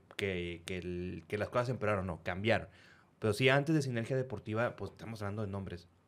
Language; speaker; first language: Spanish; native; Spanish